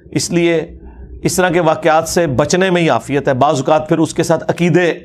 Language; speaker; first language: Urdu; non-native, local second language; Punjabi